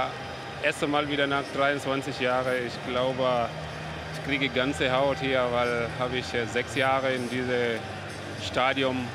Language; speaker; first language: German; non-native, learner; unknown